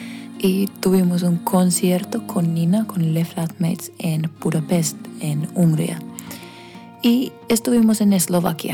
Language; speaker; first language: Spanish; non-native, fluent; Finnish